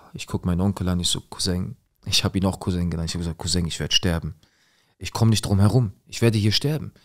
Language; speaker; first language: German; native; German